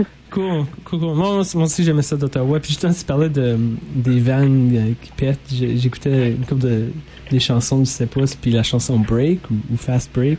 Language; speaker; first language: French; native; French